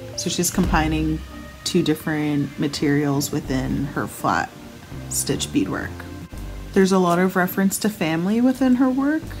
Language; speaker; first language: English; native; English